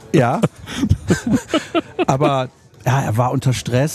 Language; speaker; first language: German; native; German